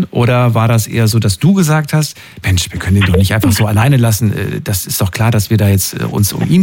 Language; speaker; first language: German; native; German